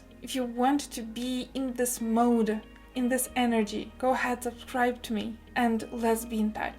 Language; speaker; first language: English; non-native, fluent; Russian